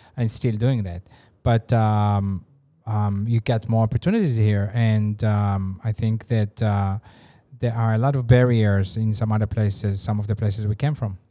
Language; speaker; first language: English; non-native, fluent; Hebrew